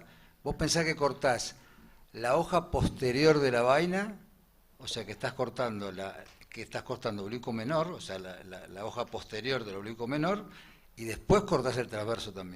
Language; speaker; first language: Spanish; native; Spanish